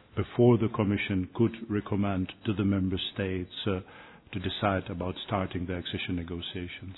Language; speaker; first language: English; non-native, fluent; Czech